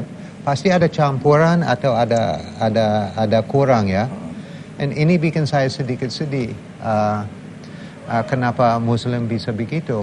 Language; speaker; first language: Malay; non-native, fluent; English